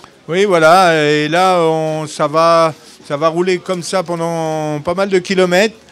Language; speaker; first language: French; native; French